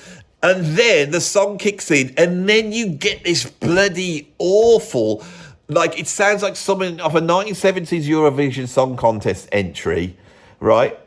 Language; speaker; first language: English; native; English